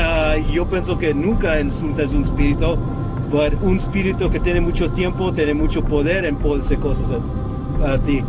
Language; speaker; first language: Spanish; early bilingual, heritage; Spanish